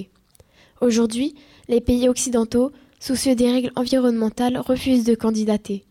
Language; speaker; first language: French; native; French